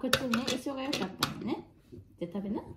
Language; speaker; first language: Japanese; native; Japanese